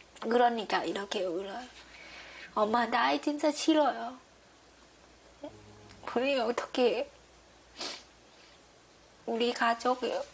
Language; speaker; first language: Korean; non-native, learner; Thai